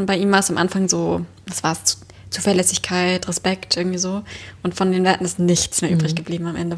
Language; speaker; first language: German; native; German